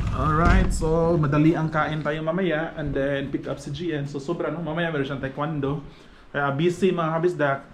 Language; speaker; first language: Filipino; non-native, local second language; Cebuano